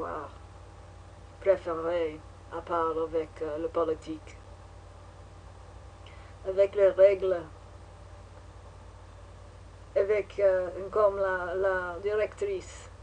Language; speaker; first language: French; non-native, learner; English